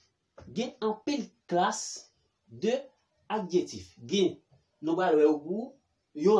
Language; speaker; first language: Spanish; non-native, fluent; Haitian Creole